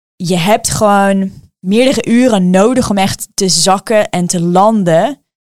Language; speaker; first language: Dutch; early bilingual, heritage; Dutch